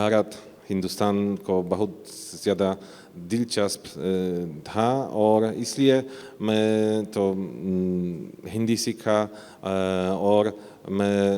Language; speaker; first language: Hindi; non-native, learner; Polish